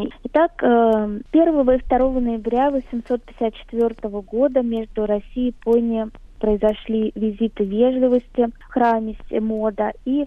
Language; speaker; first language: Russian; native; Russian